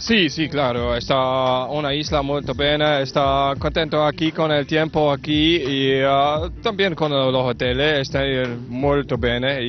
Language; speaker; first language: Spanish; non-native, learner; German